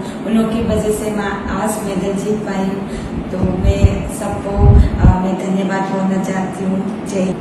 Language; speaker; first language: Hindi; non-native, local second language; Manipuri